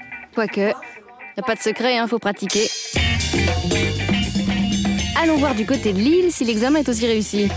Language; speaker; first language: French; native; French